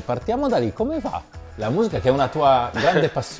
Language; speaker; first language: Italian; native; Italian